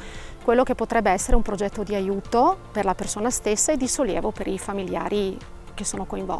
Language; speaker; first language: Italian; native; Italian